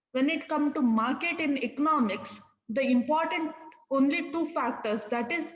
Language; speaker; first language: English; non-native, local second language; Kannada